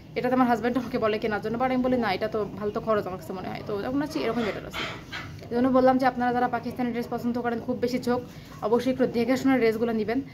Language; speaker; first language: Bangla; native; Bangla